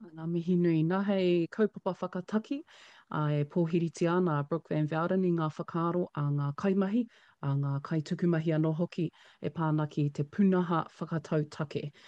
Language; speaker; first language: Māori; non-native, local second language; English